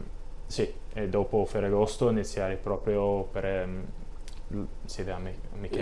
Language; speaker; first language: Italian; non-native, learner; English